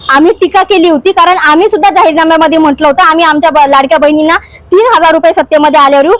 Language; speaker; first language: Marathi; native; Marathi